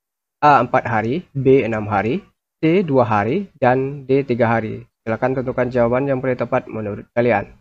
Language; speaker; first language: Indonesian; native; Indonesian